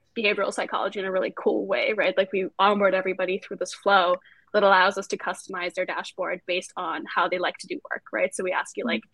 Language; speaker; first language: English; non-native, fluent; German